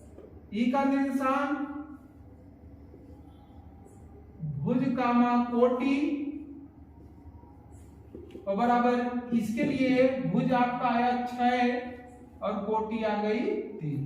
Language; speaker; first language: Hindi; native; Hindi